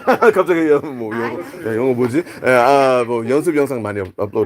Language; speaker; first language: Korean; non-native, learner; English